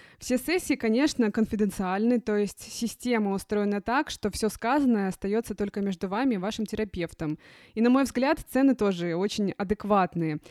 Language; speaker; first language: Russian; native; Russian